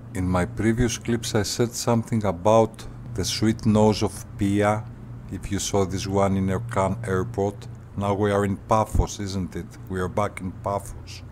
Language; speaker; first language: English; non-native, fluent; Greek